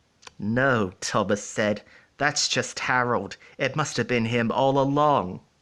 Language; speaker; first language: English; native; English